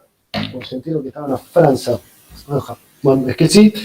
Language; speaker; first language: Spanish; non-native, learner; Portuguese